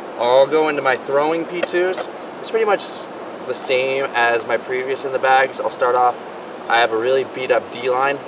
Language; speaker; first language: English; native; English